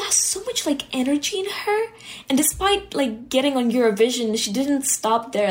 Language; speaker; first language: English; early bilingual, other home language; Hebrew